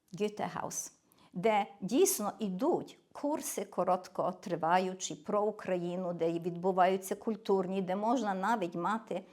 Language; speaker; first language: Ukrainian; early bilingual, heritage; Ukrainian